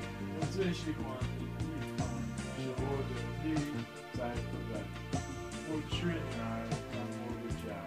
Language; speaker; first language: Chinese; non-native, learner; English